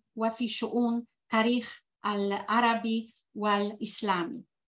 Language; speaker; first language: Arabic; non-native, fluent; Polish